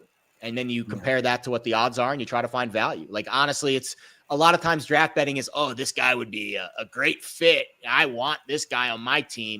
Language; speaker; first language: English; native; English